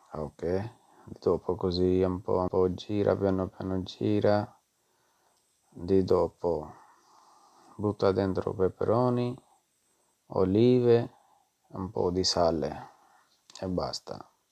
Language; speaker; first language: Italian; non-native, learner; Punjabi